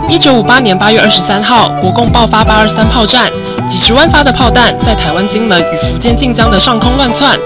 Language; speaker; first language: Chinese; native; Chinese